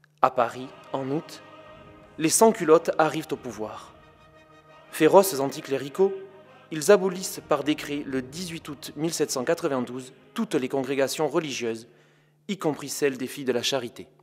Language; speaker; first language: French; native; French